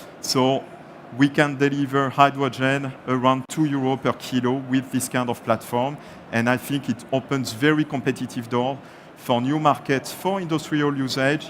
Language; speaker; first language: English; non-native, fluent; French